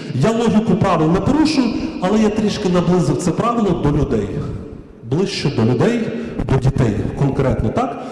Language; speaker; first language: Ukrainian; native; Ukrainian